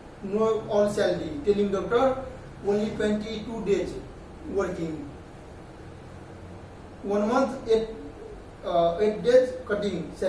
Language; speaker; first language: English; non-native, learner; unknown